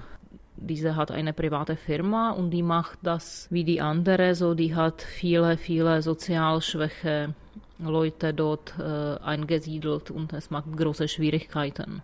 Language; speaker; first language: German; non-native, fluent; Czech